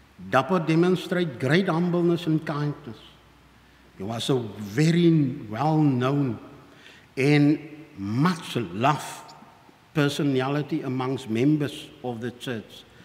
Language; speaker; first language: English; non-native, local second language; Afrikaans